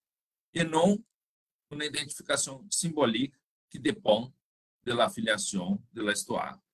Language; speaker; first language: French; non-native, fluent; Portuguese